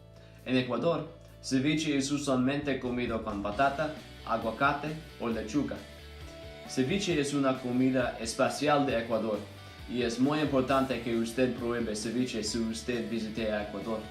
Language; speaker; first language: Spanish; non-native, learner; English